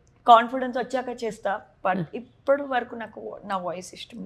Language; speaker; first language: Telugu; non-native, learner; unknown